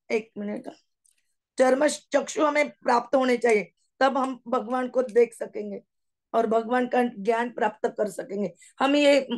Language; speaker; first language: Hindi; non-native, local second language; Marathi